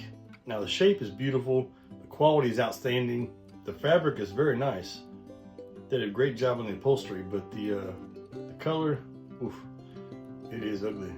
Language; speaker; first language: English; native; English